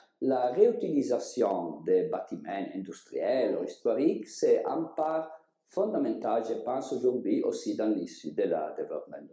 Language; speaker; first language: French; non-native, learner; Italian